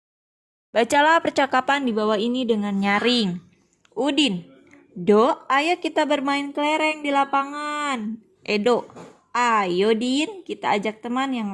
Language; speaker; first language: Indonesian; native; Indonesian